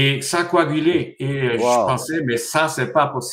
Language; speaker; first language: French; non-native, fluent; Portuguese